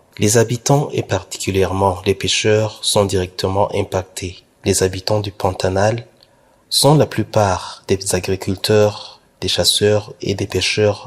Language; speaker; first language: French; non-native, local second language; Rundi